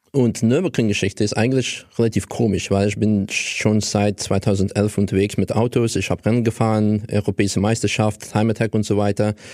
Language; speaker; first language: German; non-native, fluent; Russian